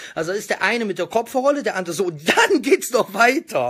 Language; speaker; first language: German; native; German